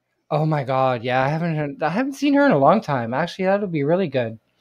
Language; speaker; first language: English; native; English